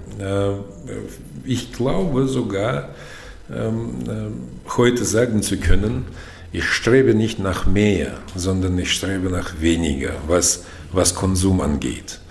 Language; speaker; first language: German; non-native, fluent; Russian